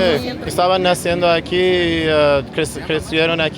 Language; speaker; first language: Spanish; non-native, learner; Persian